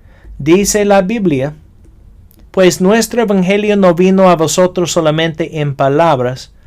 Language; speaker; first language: Spanish; non-native, fluent; English